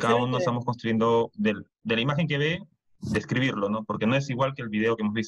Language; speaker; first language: Spanish; native; Spanish